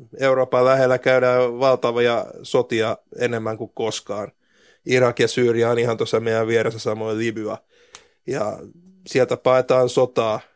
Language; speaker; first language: Finnish; native; Finnish